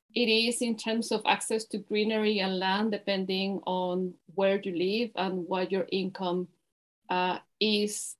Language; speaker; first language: English; non-native, fluent; Spanish